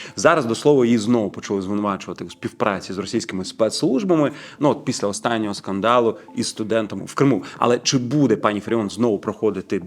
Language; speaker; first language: Ukrainian; non-native, local second language; Russian